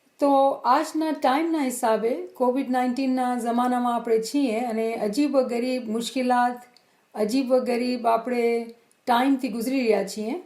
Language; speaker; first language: Gujarati; early bilingual, heritage; Gujarati